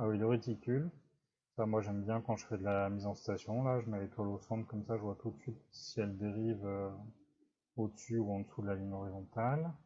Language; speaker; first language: French; native; French